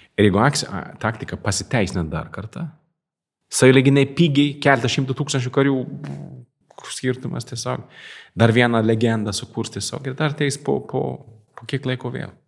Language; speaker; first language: Lithuanian; non-native, fluent; Swedish